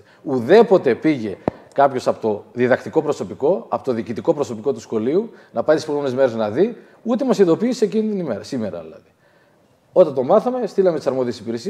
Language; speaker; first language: Greek; native; Greek